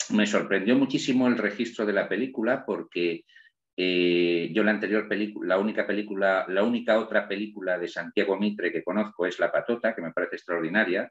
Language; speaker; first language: Spanish; native; Spanish